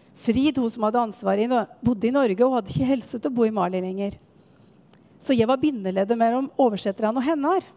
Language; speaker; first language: Norwegian; native; Norwegian